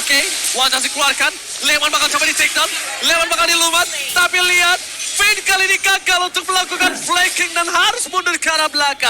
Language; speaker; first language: Indonesian; native; Indonesian